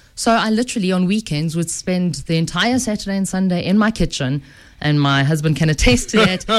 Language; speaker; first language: English; native; English